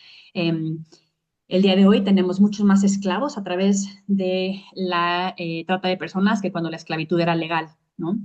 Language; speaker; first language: Spanish; native; Spanish